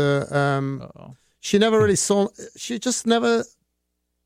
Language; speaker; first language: English; native; English